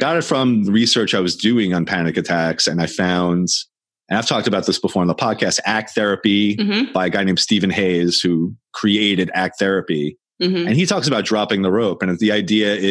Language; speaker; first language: English; native; English